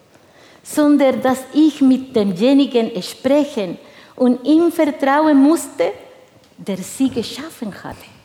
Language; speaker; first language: German; non-native, fluent; Spanish